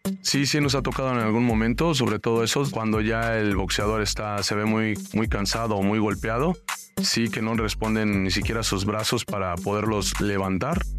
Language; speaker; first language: Spanish; native; Spanish